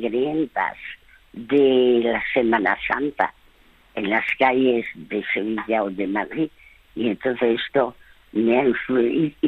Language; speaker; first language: Spanish; early bilingual, other home language; French